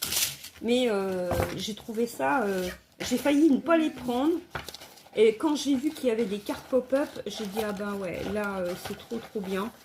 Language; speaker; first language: French; native; French